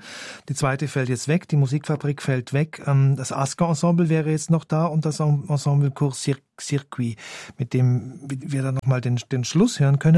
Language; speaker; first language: German; native; German